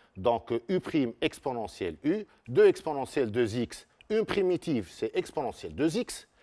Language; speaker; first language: French; non-native, local second language; Arabic